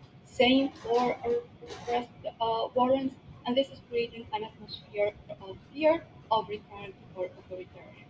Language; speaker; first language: English; non-native, local second language; Arabic